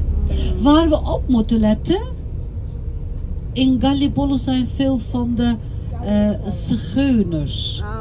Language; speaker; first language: Dutch; non-native, fluent; Turkish